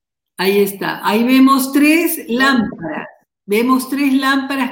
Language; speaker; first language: Spanish; native; Spanish